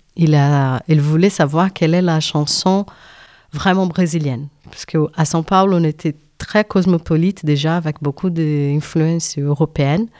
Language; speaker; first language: French; non-native, fluent; Portuguese